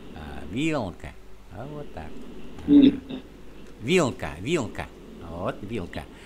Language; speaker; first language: Russian; non-native, fluent; Vietnamese